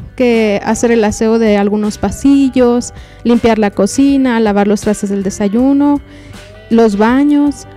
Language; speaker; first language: Spanish; native; Spanish